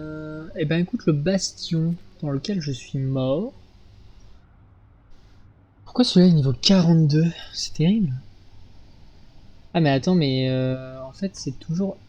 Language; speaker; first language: French; native; French